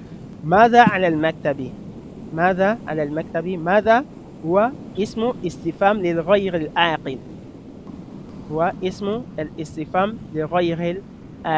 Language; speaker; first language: Arabic; non-native, fluent; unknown